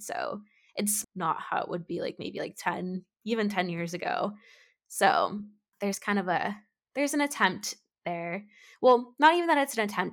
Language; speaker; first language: English; native; English